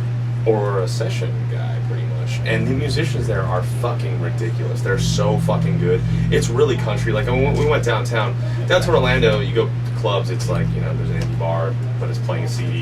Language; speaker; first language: English; native; English